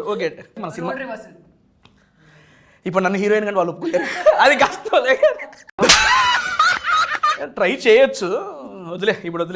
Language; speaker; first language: Telugu; native; Telugu